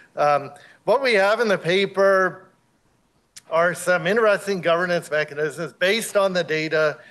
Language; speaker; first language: English; native; English